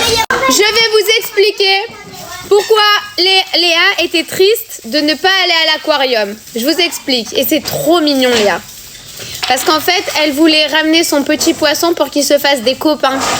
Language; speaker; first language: French; native; French